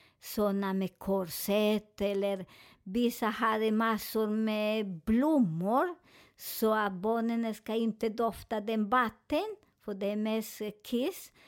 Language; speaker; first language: Swedish; non-native, fluent; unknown